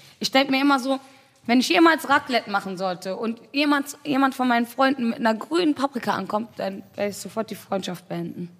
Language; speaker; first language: German; early bilingual, other home language; Tigrinya